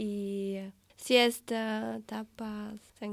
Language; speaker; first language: Spanish; non-native, learner; German